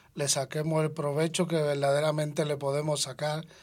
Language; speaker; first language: Spanish; native; Spanish